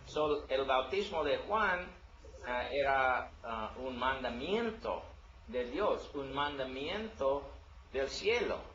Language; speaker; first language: Spanish; non-native, learner; English